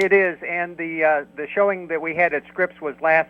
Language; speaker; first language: English; native; English